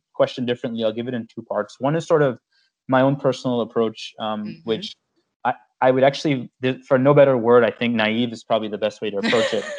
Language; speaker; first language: English; native; English